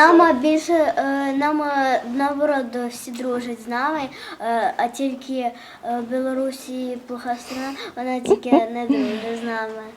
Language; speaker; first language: Ukrainian; non-native, local second language; Russian